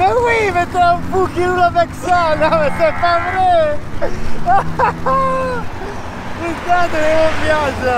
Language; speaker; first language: French; non-native, fluent; Italian